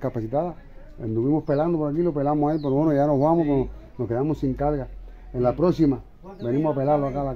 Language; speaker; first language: Spanish; native; Spanish